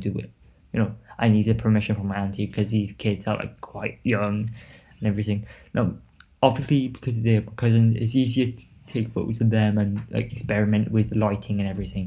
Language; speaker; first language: English; native; English